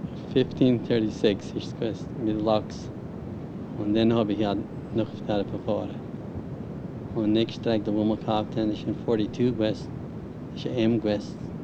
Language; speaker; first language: German; early bilingual, heritage; German